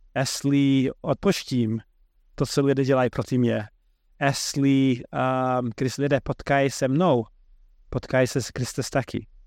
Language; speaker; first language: Czech; non-native, fluent; English